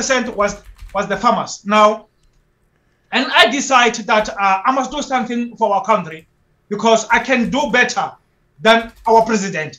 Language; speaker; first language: English; non-native, local second language; Xhosa